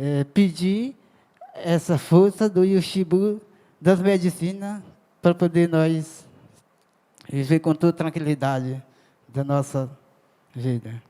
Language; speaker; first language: Portuguese; non-native, local second language; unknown